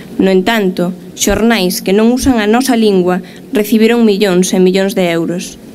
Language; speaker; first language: Galician; native; Galician